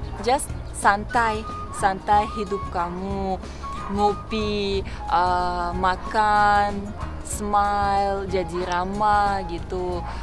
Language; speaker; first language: Indonesian; non-native, fluent; Russian